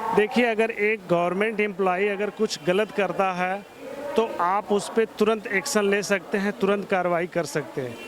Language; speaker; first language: Hindi; native; Hindi